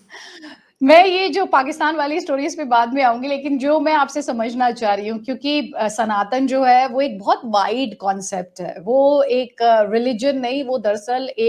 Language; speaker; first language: Hindi; native; Hindi